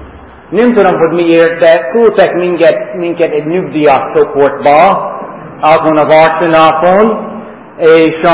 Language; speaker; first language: Hungarian; non-native, fluent; English